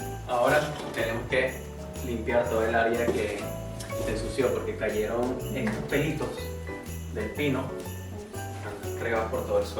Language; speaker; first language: Spanish; native; Spanish